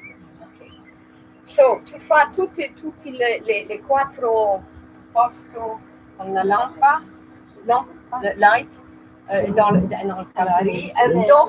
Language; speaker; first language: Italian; non-native, learner; French